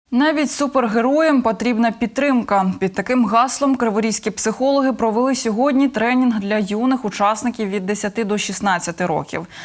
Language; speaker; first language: Ukrainian; native; Ukrainian